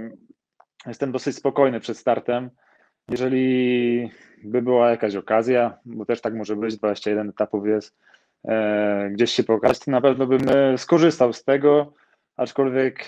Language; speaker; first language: Polish; native; Polish